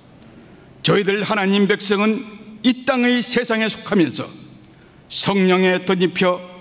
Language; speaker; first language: Korean; native; Korean